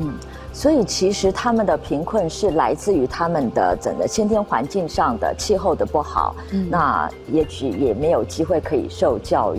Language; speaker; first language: Chinese; native; Chinese